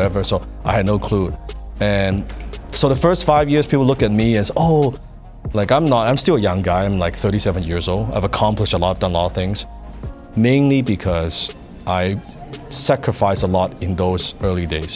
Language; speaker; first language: English; non-native, local second language; Cantonese